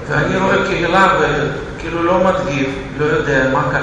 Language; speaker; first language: Hebrew; non-native, fluent; Russian